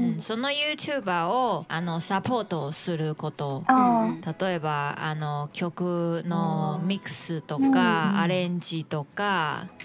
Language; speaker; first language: Japanese; non-native, learner; Chinese